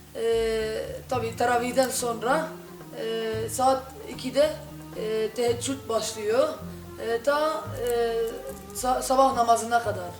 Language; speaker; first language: Turkish; non-native, fluent; Arabic